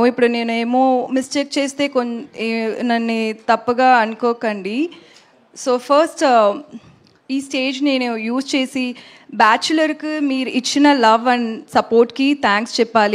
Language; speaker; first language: Telugu; non-native, learner; Tamil